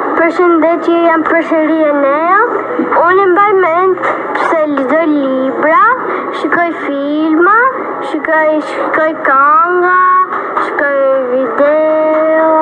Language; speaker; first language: Albanian; early bilingual, heritage; Albanian